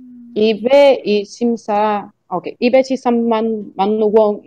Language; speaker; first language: Korean; non-native, learner; Spanish